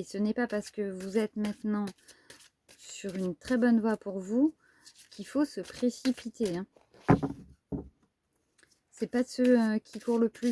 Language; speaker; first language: French; native; French